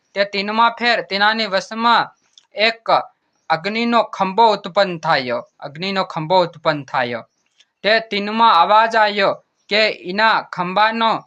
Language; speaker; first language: Gujarati; non-native, local second language; Bhili